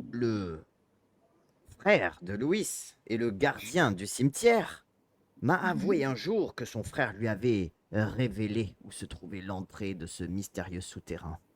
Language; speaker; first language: French; native; French